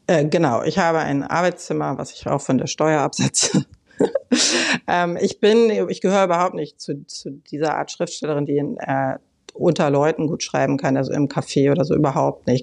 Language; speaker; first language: German; native; German